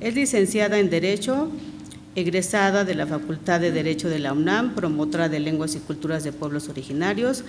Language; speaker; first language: Spanish; non-native, local second language; Mixtepec Mixtec